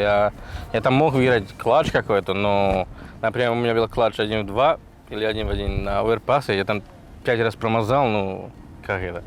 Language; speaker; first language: Russian; non-native, fluent; Slovak